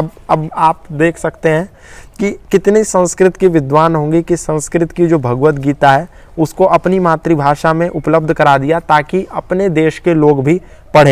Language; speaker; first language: Hindi; native; Hindi